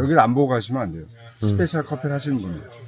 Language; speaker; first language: Korean; early bilingual, heritage; Korean